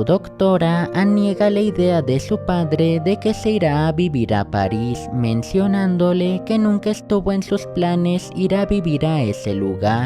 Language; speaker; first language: Spanish; native; Spanish